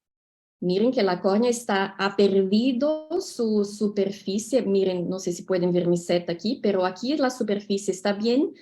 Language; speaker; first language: Spanish; non-native, fluent; Portuguese